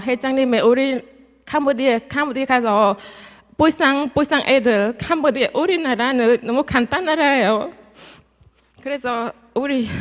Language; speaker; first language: Korean; non-native, learner; Khmer